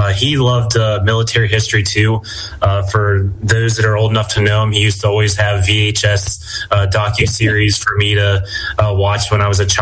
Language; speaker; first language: English; native; English